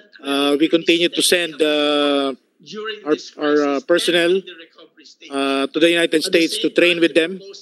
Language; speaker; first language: English; non-native, local second language; Filipino